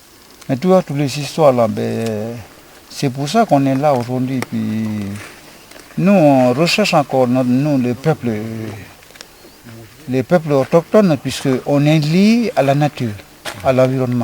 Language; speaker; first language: French; non-native, local second language; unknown